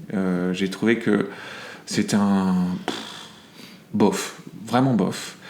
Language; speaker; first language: French; native; French